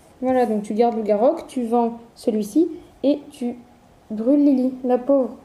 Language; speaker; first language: French; native; French